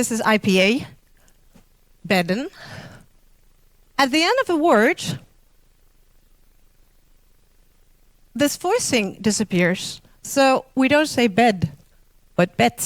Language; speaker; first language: English; non-native, fluent; Dutch